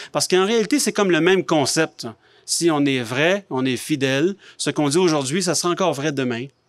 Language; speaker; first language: French; native; French